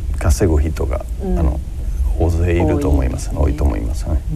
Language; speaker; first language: Japanese; non-native, fluent; Spanish